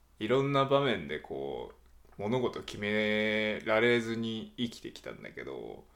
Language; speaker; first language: Japanese; native; Japanese